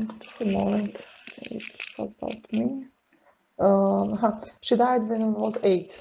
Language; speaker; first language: English; non-native, learner; Serbian